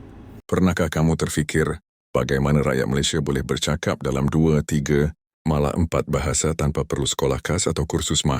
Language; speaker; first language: Malay; native; Malay